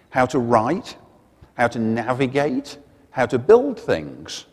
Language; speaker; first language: English; native; English